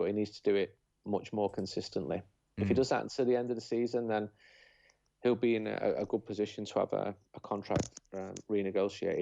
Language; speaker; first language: English; native; English